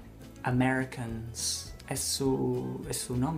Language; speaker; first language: Spanish; non-native, fluent; English